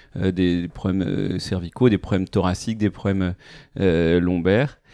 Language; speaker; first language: French; native; French